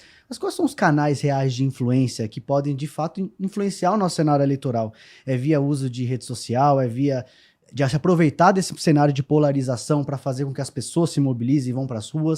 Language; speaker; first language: Portuguese; native; Portuguese